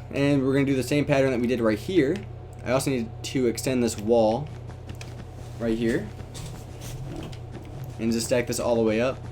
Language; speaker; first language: English; native; English